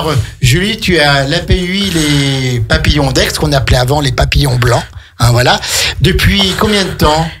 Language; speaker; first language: French; native; French